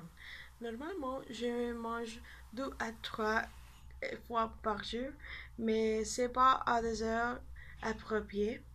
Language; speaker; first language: French; non-native, learner; Spanish